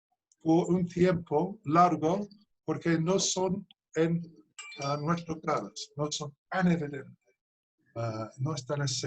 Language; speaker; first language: Spanish; non-native, fluent; English